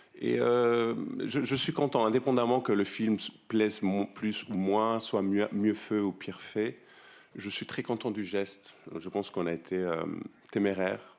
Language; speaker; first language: French; non-native, fluent; Spanish